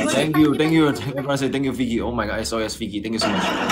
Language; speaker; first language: English; non-native, learner; Chinese